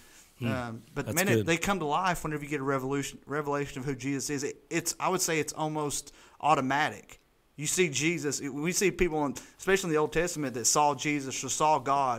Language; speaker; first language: English; native; English